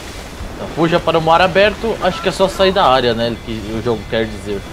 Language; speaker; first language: Portuguese; native; Portuguese